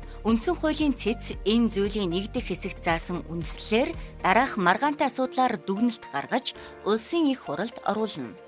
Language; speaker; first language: Mongolian; native; Mongolian